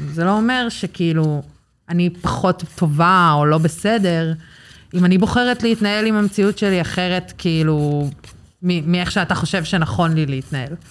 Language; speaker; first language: Hebrew; early bilingual, other home language; English